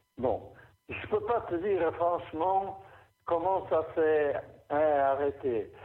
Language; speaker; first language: French; non-native, fluent; Portuguese